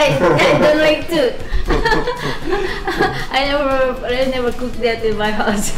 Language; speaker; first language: English; non-native, learner; Indonesian